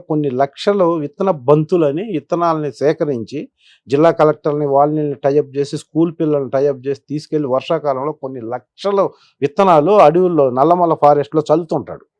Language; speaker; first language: Telugu; native; Telugu